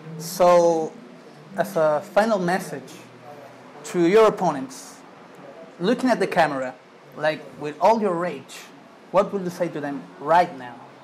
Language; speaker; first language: English; native; English